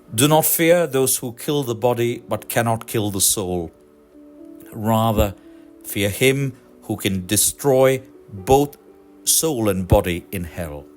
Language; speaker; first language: English; non-native, local second language; Malayalam